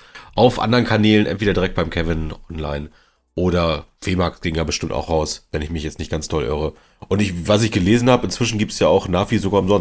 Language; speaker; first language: German; native; German